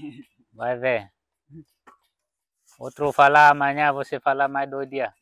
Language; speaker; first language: Portuguese; non-native, local second language; Vietnamese